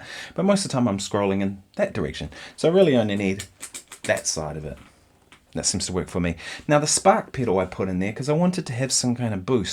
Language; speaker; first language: English; native; English